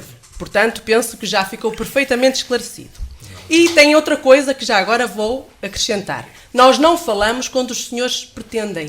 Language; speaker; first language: Portuguese; native; Portuguese